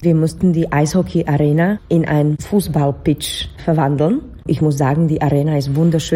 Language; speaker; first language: German; non-native, fluent; Slovak